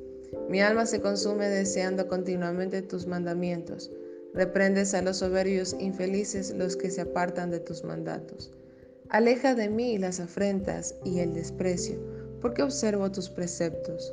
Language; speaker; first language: Spanish; native; Spanish